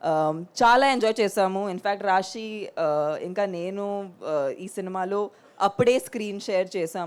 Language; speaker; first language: Telugu; non-native, fluent; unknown